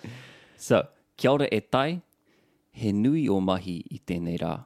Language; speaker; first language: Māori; non-native, local second language; English